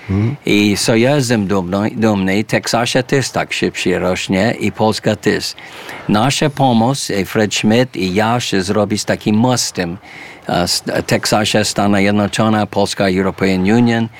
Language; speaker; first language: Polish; early bilingual, heritage; English